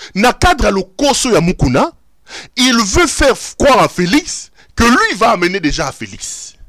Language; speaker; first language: French; non-native, local second language; Lingala